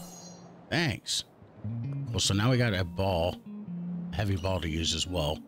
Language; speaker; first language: English; native; English